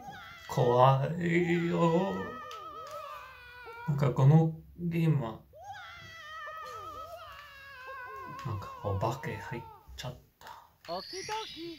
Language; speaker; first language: Japanese; non-native, learner; English